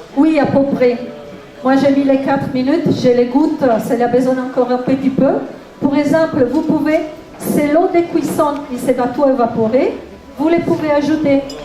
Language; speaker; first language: French; non-native, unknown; Italian